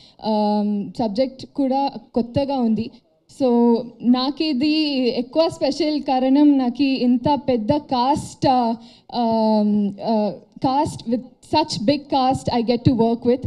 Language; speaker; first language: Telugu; non-native, learner; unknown